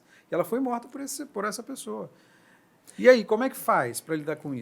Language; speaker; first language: Portuguese; native; Portuguese